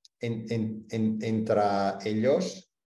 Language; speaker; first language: Spanish; non-native, fluent; Italian